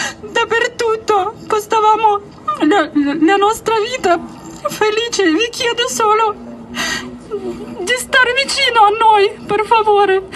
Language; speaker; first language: Italian; non-native, learner; Ukrainian